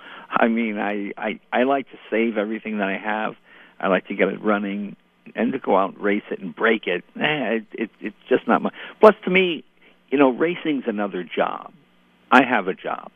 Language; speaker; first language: English; native; English